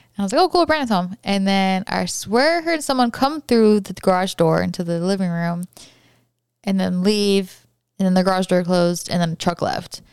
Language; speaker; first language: English; native; English